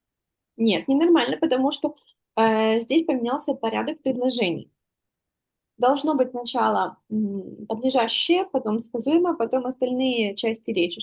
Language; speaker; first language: Russian; native; Russian